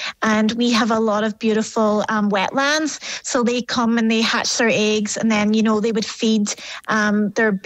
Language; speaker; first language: English; native; English